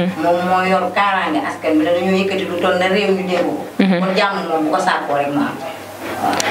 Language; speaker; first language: Wolof; native; Wolof